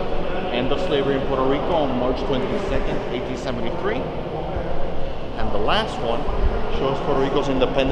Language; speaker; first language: English; non-native, local second language; Spanish